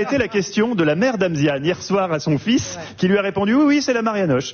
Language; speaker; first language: French; native; French